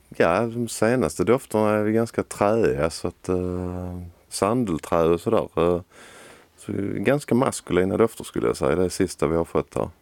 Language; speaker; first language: Swedish; native; Swedish